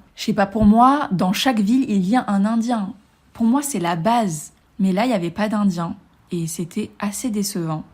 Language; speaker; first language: French; native; French